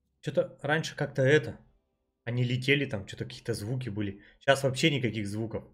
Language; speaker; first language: Russian; native; Russian